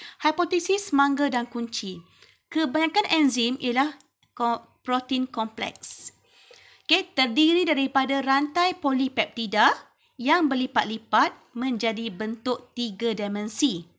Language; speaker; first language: Malay; native; Malay